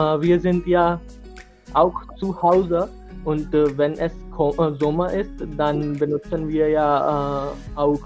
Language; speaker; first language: German; non-native, learner; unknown